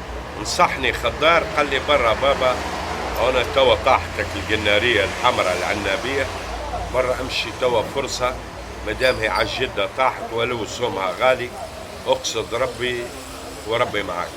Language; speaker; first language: Arabic; native; Arabic